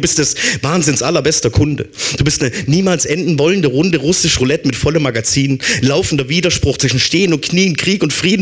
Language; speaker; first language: German; native; German